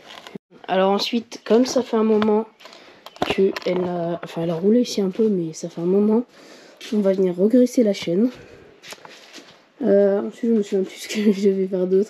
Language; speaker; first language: French; native; French